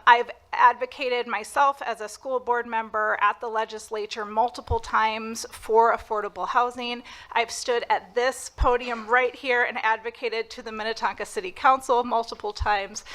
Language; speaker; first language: English; native; English